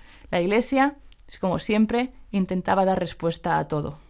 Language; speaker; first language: Spanish; native; Spanish